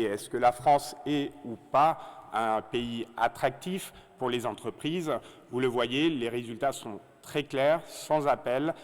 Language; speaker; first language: French; native; French